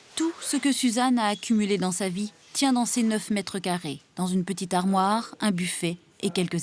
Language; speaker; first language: French; native; French